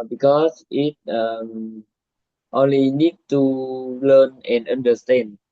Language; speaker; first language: English; non-native, learner; Vietnamese